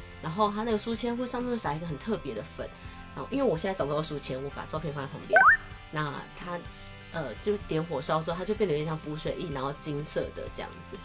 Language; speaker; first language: Chinese; native; Chinese